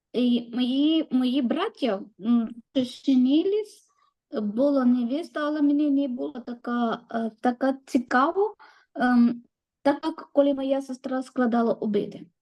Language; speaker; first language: Ukrainian; non-native, learner; Malayalam